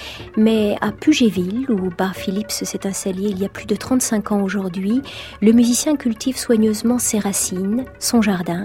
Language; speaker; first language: French; native; French